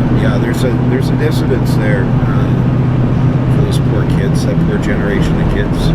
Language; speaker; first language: English; native; English